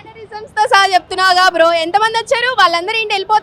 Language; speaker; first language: Telugu; native; Telugu